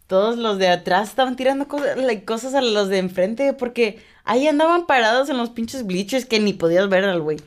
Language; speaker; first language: Spanish; early bilingual, heritage; Spanish